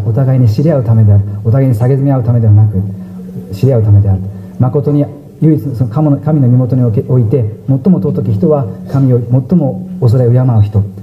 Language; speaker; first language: Japanese; native; Japanese